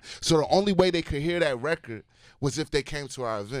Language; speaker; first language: English; native; English